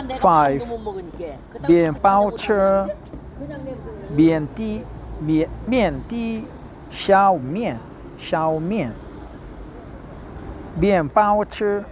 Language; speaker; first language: Chinese; non-native, learner; Korean